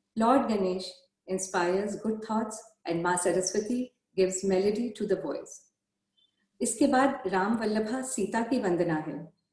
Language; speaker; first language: Hindi; native; Hindi